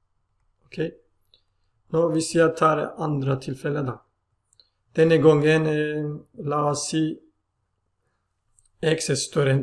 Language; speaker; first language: Norwegian; non-native, learner; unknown